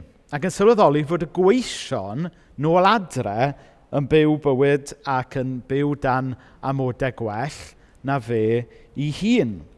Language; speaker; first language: Welsh; native; Welsh